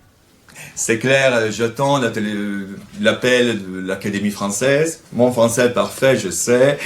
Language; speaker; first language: French; non-native, fluent; Italian